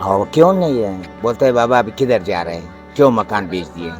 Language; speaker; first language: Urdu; early bilingual, other home language; Pashto